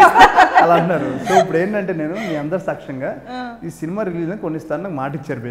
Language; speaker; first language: Telugu; native; Telugu